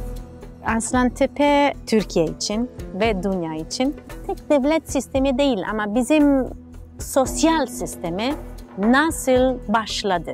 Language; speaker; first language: Turkish; non-native, fluent; Italian